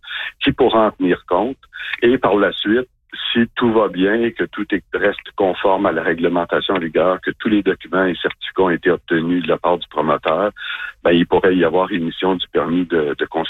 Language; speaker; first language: French; native; French